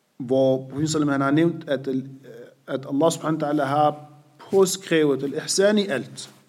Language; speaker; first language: Danish; non-native, fluent; Arabic